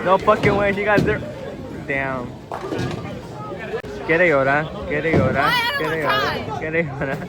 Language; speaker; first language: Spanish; early bilingual, heritage; Spanish